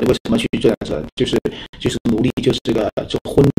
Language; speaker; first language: Chinese; native; Chinese